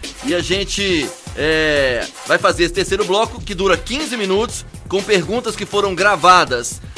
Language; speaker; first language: Portuguese; native; Portuguese